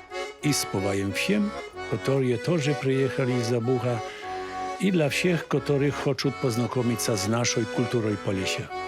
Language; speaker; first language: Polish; non-native, local second language; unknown